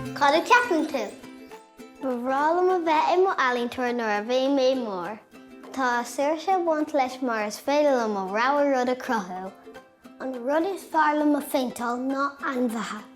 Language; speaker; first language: Irish; non-native, local second language; English